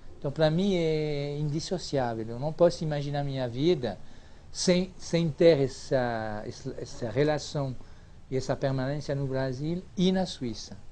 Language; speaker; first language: Portuguese; non-native, fluent; French